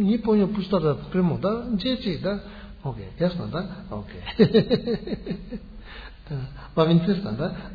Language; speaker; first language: Russian; non-native, learner; Tibetan